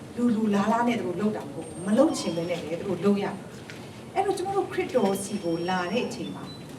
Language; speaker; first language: Burmese; non-native, local second language; Kachin